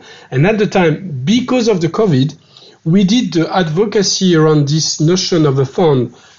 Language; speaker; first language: English; non-native, fluent; French